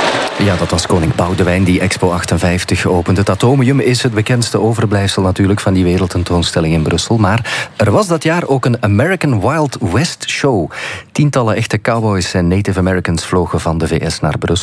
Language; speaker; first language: Dutch; native; Dutch